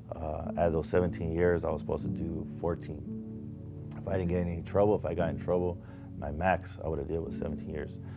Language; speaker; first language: English; native; English